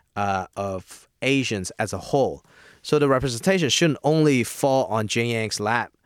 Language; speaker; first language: English; non-native, local second language; Cantonese